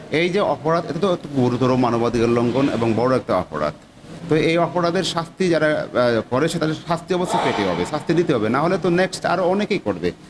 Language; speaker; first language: Bangla; non-native, local second language; Chakma